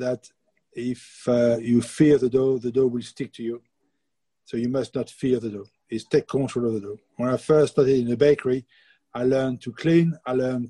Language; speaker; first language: English; non-native, fluent; French